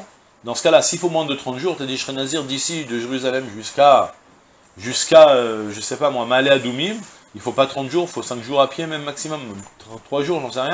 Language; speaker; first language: French; native; French